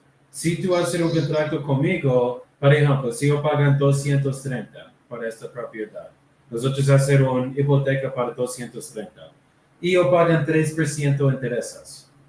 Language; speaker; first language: Spanish; non-native, learner; English